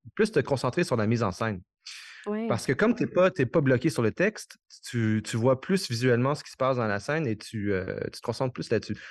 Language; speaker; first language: French; native; French